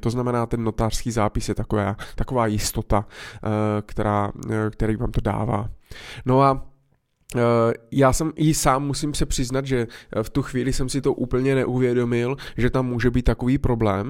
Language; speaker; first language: Czech; native; Czech